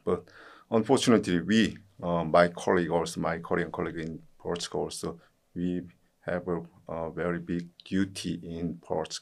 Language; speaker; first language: English; non-native, learner; Korean